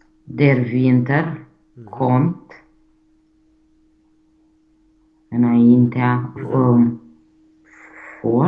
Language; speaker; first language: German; non-native, learner; Romanian